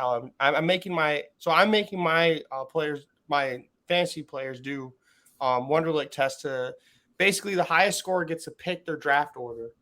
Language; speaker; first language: English; native; English